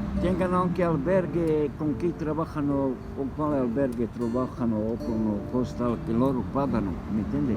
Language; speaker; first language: Italian; non-native, learner; Spanish